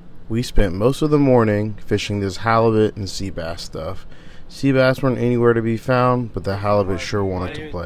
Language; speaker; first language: English; native; English